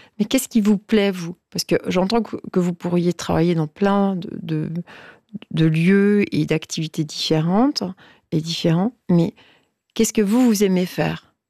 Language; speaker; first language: French; native; French